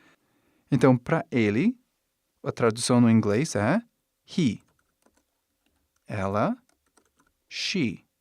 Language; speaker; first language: Portuguese; non-native, fluent; English